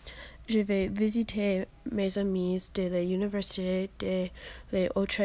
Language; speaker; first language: French; non-native, learner; English